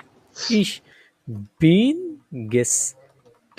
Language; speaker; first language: German; non-native, fluent; Bangla